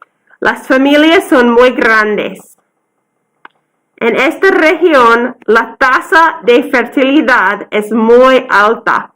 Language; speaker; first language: Spanish; non-native, fluent; English